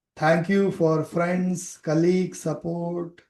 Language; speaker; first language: English; non-native, local second language; Kannada